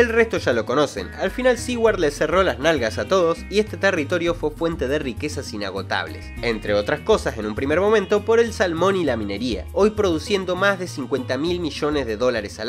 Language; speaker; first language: Spanish; native; Spanish